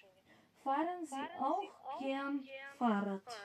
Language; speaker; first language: German; non-native, fluent; Macedonian